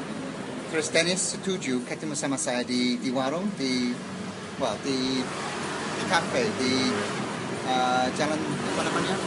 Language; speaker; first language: Indonesian; non-native, learner; English